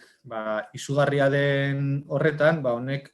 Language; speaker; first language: Basque; native; Basque